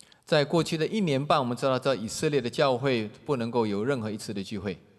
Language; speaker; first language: Chinese; native; Chinese